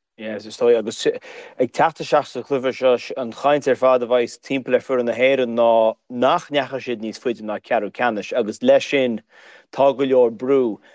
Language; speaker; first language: Irish; native; Irish